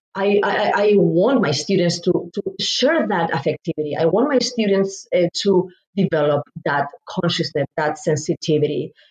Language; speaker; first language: English; non-native, fluent; Spanish